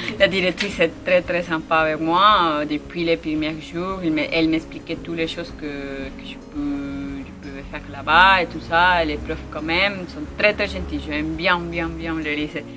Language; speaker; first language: French; non-native, learner; Spanish